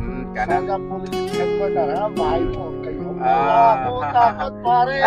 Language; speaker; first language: Filipino; non-native, learner; Bangla